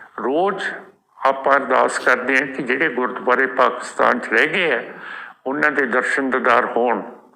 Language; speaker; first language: Punjabi; native; Punjabi